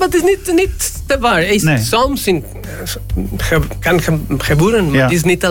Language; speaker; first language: Dutch; non-native, learner; Spanish